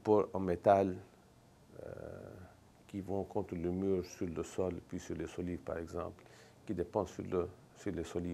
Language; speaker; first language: French; non-native, local second language; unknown